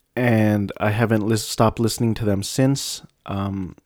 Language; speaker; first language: English; native; English